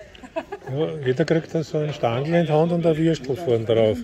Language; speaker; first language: German; native; German